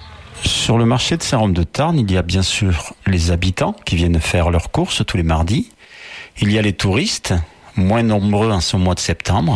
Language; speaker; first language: French; native; French